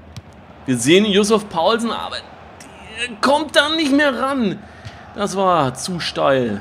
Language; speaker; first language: German; native; German